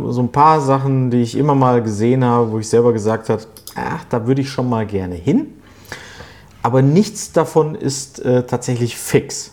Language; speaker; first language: German; early bilingual, other home language; Turkish